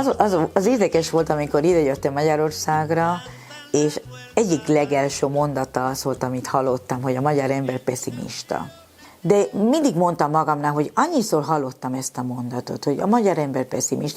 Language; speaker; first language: Hungarian; non-native, fluent; Spanish